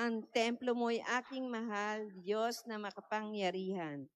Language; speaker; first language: Filipino; native; Filipino